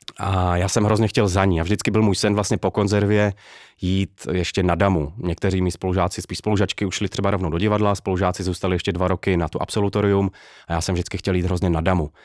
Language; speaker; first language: Czech; native; Czech